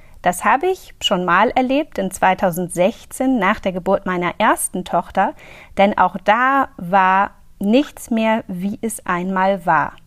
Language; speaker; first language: German; native; German